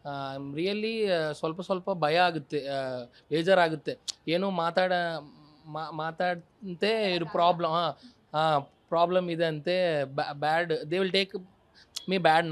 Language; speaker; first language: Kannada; non-native, learner; Telugu